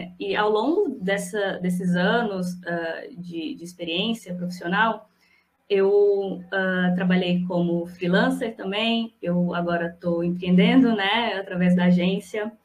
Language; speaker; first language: Portuguese; native; Portuguese